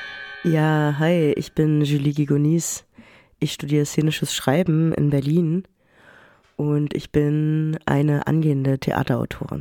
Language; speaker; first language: German; early bilingual, other home language; French